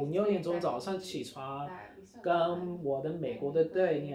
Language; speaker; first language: Chinese; early bilingual, heritage; Chinese